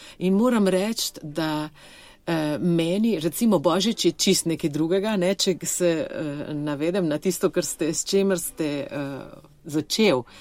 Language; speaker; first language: Slovenian; early bilingual, heritage; Slovenian